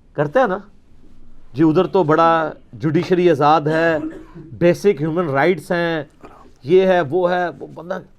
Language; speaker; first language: Urdu; non-native, local second language; Punjabi